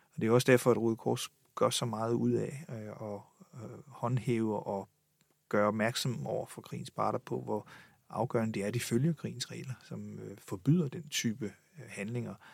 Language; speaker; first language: Danish; native; Danish